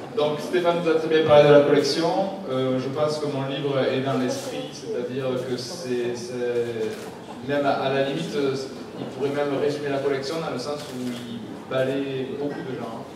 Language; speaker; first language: French; native; French